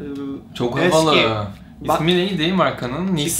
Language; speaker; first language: Turkish; non-native, fluent; Portuguese